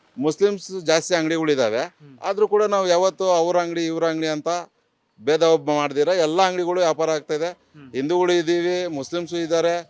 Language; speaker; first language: Kannada; native; Kannada